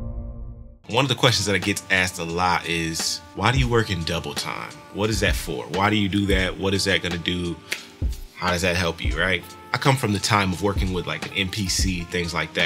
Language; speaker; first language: English; native; English